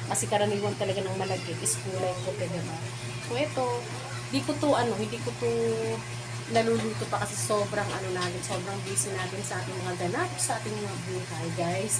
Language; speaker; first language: Filipino; non-native, local second language; Waray